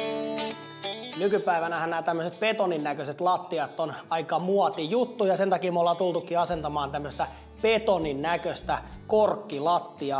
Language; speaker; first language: Finnish; native; Finnish